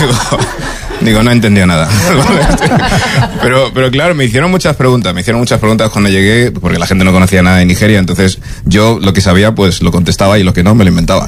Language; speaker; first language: Spanish; early bilingual, other home language; English